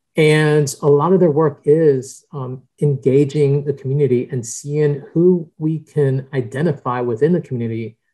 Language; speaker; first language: English; early bilingual, other home language; Spanish